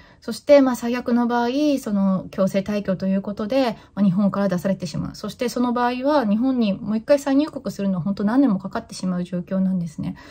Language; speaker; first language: Japanese; native; Japanese